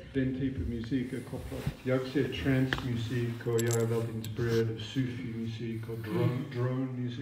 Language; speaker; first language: Swedish; non-native, fluent; English